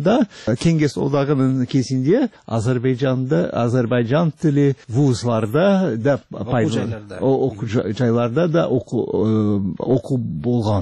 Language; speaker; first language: Kazakh; non-native, fluent; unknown